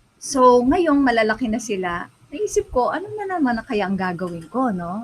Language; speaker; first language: Filipino; non-native, local second language; Iloko